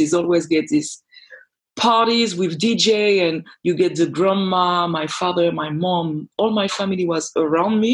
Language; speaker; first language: English; non-native, fluent; French